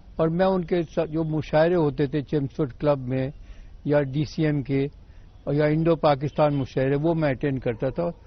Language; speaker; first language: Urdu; native; Urdu